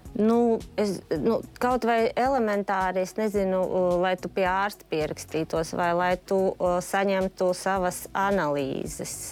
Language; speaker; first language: Latvian; native; Latvian